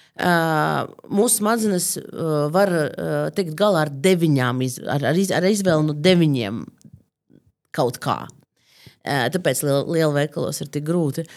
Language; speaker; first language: Latvian; non-native, local second language; Russian